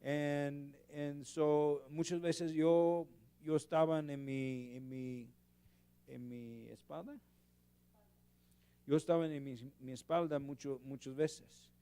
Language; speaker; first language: Spanish; non-native, learner; English